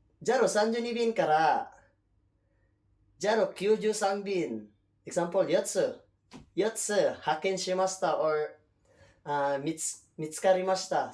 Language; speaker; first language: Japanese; non-native, fluent; Filipino